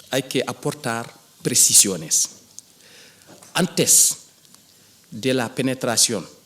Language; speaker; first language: Spanish; non-native, fluent; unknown